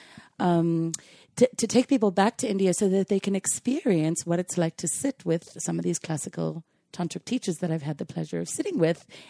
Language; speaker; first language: English; native; English